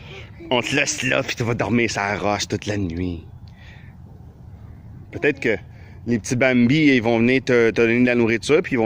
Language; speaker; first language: French; native; French